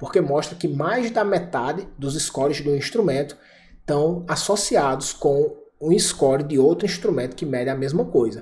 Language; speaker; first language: Portuguese; native; Portuguese